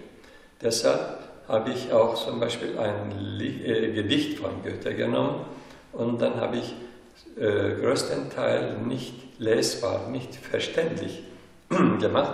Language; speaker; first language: German; non-native, fluent; Turkish